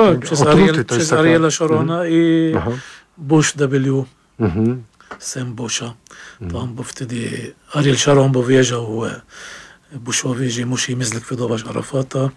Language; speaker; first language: Polish; non-native, fluent; Arabic